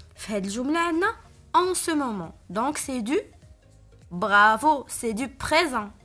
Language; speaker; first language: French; non-native, local second language; Arabic